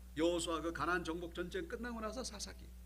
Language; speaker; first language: Korean; native; Korean